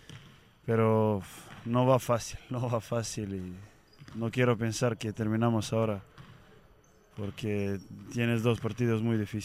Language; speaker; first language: Spanish; non-native, learner; Serbian